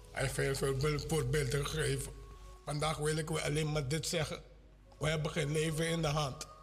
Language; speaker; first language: Dutch; non-native, local second language; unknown